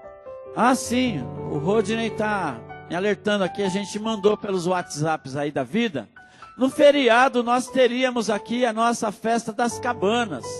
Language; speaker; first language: Portuguese; native; Portuguese